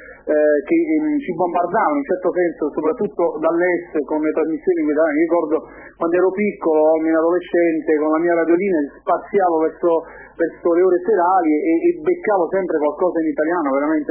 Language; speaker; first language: Italian; native; Italian